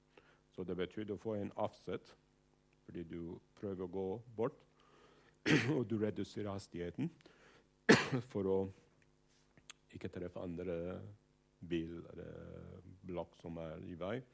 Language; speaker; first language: Norwegian; non-native, fluent; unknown